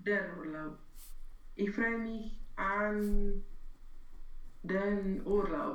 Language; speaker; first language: German; non-native, learner; Romanian